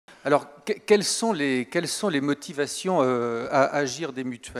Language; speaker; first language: French; native; French